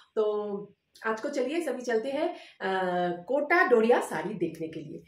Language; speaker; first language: Hindi; non-native, local second language; Bangla